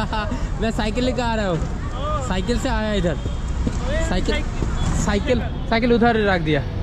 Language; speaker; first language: Hindi; non-native, local second language; Bangla